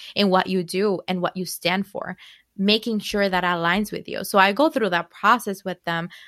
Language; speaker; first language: English; non-native, fluent; Spanish